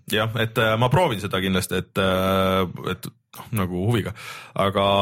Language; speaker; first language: Estonian; native; Estonian